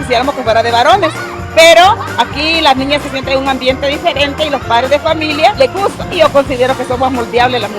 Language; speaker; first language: Spanish; native; Spanish